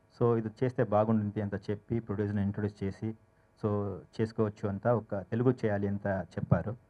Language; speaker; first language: Telugu; non-native, learner; Tamil